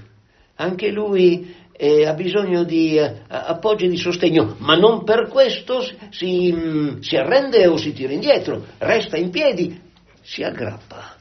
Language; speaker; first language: Italian; native; Italian